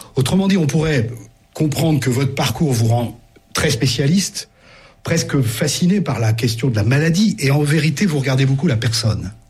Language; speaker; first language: French; native; French